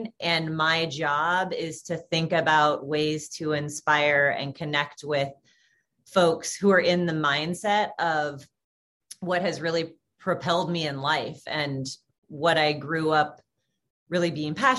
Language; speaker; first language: English; native; English